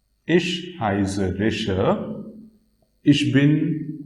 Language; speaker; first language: German; non-native, fluent; Hindi